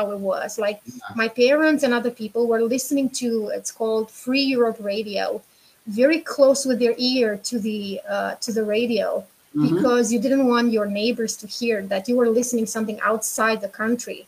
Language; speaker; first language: English; non-native, fluent; Romanian